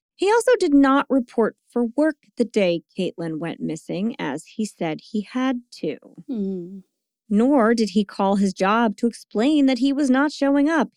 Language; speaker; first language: English; native; English